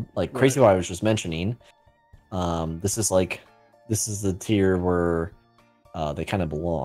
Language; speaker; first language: English; native; English